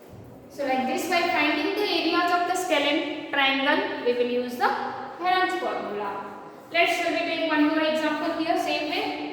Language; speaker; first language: English; non-native, local second language; Kannada